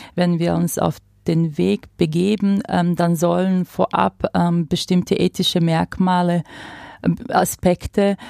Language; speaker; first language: German; non-native, fluent; Croatian